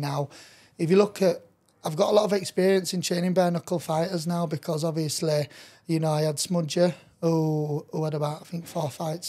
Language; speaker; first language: English; native; English